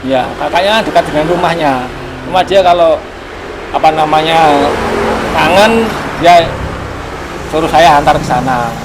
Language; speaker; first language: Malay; non-native, local second language; Javanese